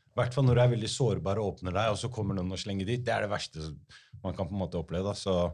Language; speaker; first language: Norwegian; early bilingual, other home language; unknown